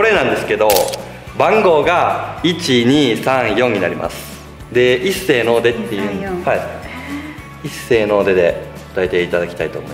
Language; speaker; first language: Japanese; native; Japanese